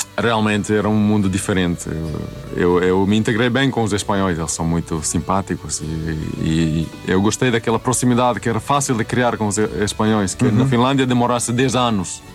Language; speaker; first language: Portuguese; non-native, fluent; Swedish